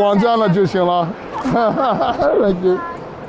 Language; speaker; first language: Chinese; non-native, fluent; English